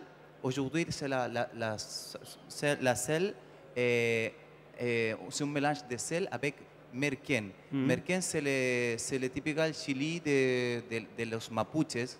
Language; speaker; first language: French; non-native, learner; Spanish